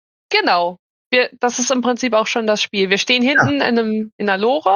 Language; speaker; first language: German; native; German